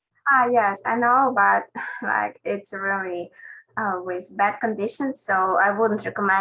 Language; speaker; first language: English; non-native, learner; Ukrainian